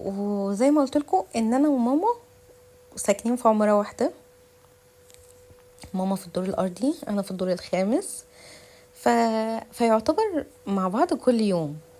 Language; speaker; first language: Arabic; native; Arabic